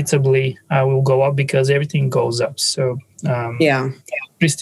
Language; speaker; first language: English; non-native, fluent; Bulgarian